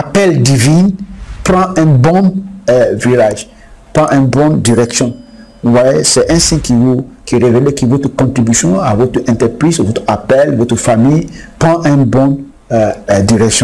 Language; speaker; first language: French; non-native, fluent; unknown